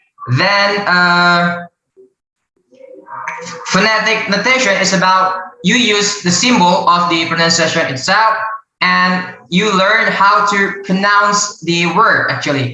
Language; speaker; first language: English; non-native, learner; Indonesian